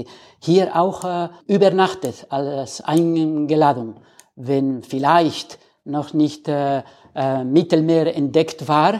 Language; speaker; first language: German; non-native, learner; Spanish